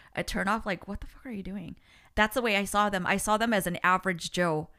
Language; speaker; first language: English; early bilingual, other home language; Spanish